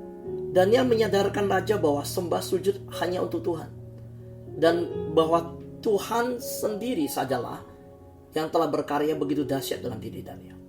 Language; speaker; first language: Indonesian; native; Indonesian